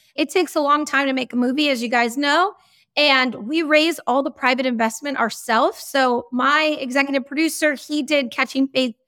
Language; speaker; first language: English; native; English